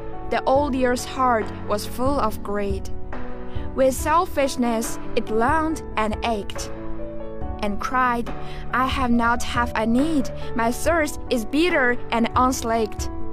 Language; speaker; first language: English; non-native, fluent; Chinese